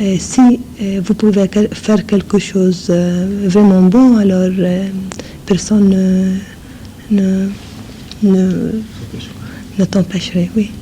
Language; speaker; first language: French; non-native, fluent; English